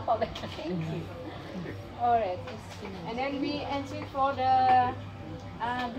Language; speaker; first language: English; non-native, local second language; Indonesian